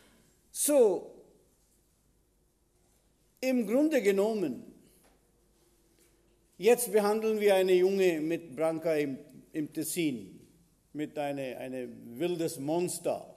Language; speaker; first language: German; non-native, fluent; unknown